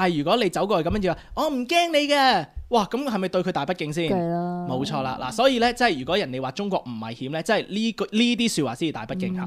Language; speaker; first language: Cantonese; native; Cantonese